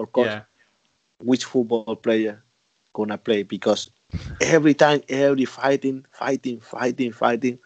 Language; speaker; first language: English; non-native, learner; Spanish